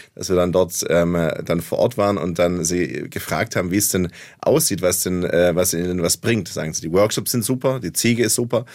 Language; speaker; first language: German; native; German